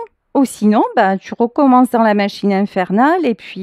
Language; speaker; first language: French; native; French